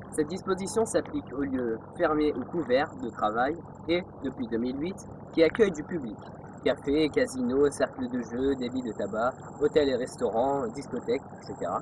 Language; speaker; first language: French; native; French